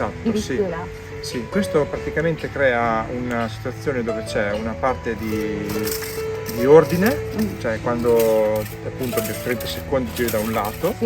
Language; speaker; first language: Italian; native; Italian